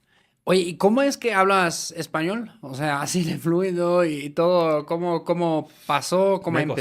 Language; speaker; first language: Spanish; non-native, fluent; German